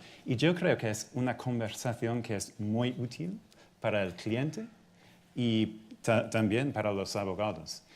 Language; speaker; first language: Spanish; non-native, fluent; English